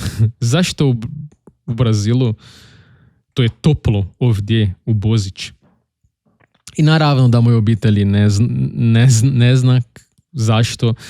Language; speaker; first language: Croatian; non-native, learner; Portuguese